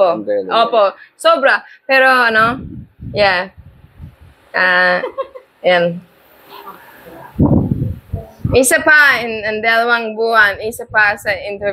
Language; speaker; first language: Filipino; non-native, learner; English